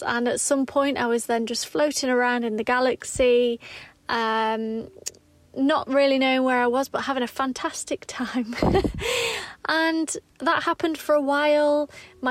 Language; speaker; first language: English; native; English